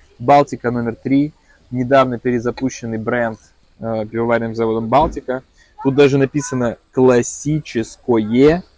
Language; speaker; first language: Russian; native; Russian